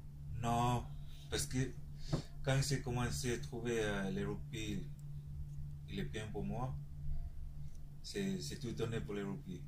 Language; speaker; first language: French; non-native, learner; Tongan